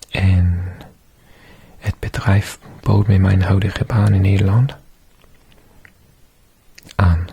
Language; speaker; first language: Dutch; non-native, learner; English